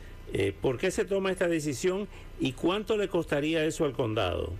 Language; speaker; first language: Spanish; native; Spanish